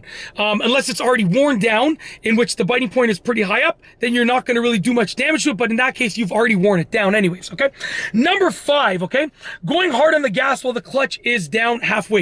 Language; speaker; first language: English; native; English